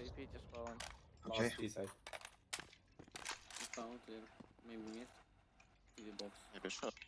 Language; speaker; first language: English; non-native, learner; Turkish